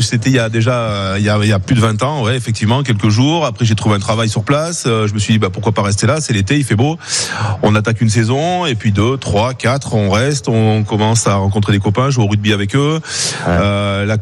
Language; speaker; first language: French; native; French